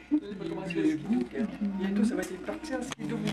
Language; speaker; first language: French; native; French